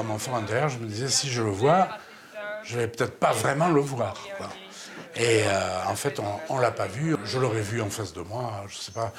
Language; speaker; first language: French; native; French